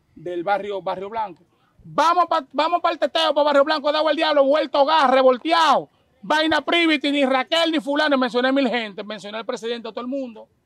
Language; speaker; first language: Spanish; native; Spanish